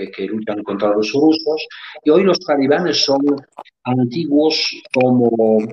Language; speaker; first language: Spanish; non-native, fluent; Polish